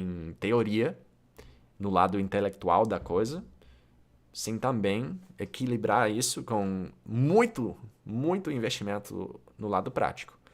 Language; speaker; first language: Portuguese; non-native, fluent; English